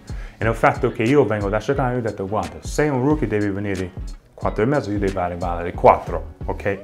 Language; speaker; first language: Italian; non-native, fluent; English